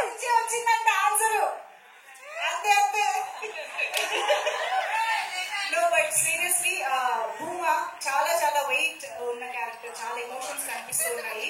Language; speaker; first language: Telugu; native; Telugu